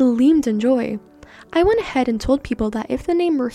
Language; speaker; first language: English; early bilingual, other home language; Persian